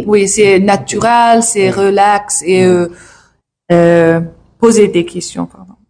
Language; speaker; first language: French; non-native, learner; English